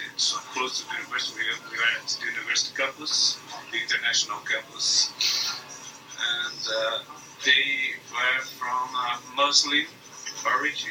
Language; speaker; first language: English; non-native, fluent; Portuguese